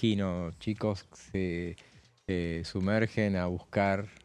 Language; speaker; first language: Spanish; native; Spanish